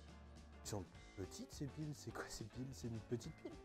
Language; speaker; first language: French; native; French